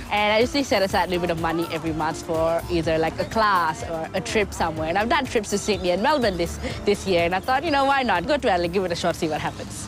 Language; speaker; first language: English; non-native, local second language; Bangla